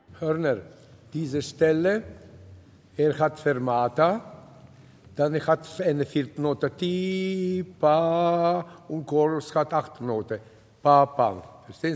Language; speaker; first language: German; non-native, fluent; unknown